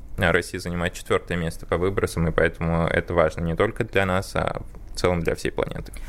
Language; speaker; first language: Russian; early bilingual, other home language; Armenian